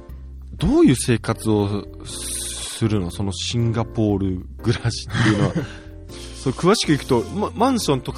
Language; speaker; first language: Japanese; native; Japanese